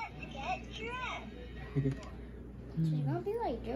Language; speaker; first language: English; native; English